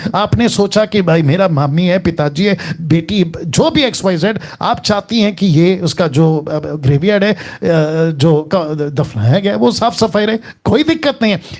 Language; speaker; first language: Hindi; native; Hindi